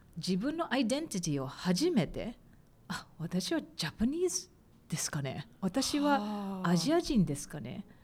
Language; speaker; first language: Japanese; early bilingual, heritage; Japanese